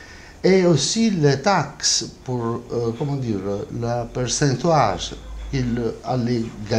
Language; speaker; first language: French; non-native, fluent; Italian